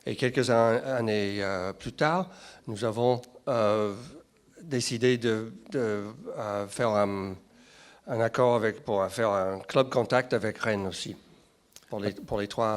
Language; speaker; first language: French; non-native, fluent; English